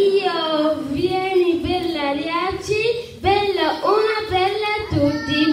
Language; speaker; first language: Italian; non-native, learner; Arabic